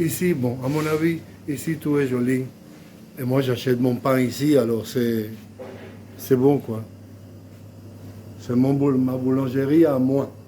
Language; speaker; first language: French; non-native, fluent; Spanish